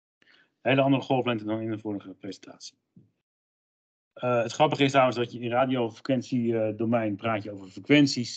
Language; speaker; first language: Dutch; native; Dutch